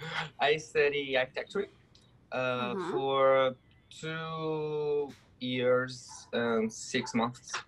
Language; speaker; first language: English; non-native, learner; Portuguese